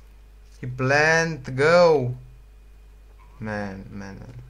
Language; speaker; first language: English; non-native, learner; Romanian